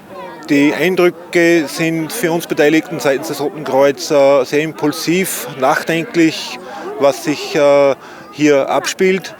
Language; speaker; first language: German; native; German